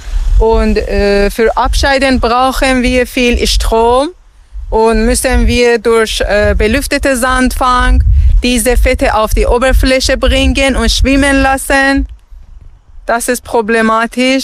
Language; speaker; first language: German; non-native, learner; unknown